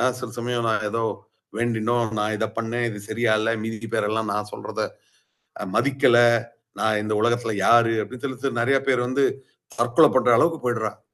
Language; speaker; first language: Tamil; early bilingual, heritage; Tamil